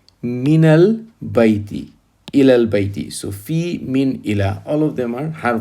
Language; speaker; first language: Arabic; non-native, fluent; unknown